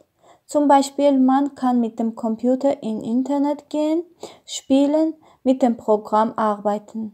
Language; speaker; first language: German; non-native, learner; Armenian